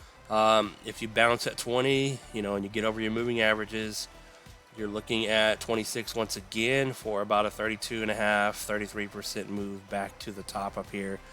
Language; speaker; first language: English; native; English